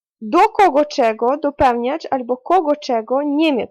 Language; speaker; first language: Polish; non-native, fluent; Ukrainian